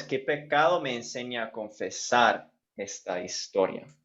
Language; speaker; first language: Spanish; non-native, fluent; English